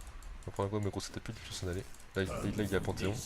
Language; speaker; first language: French; native; French